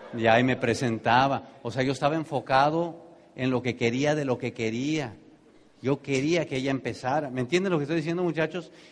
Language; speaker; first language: Spanish; native; Spanish